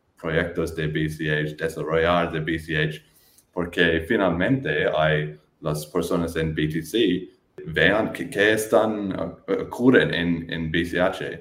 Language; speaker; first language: Spanish; non-native, learner; English